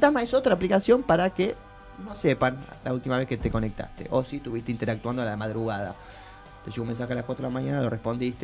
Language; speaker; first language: Spanish; native; Spanish